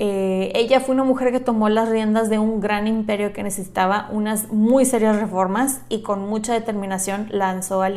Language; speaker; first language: Spanish; native; Spanish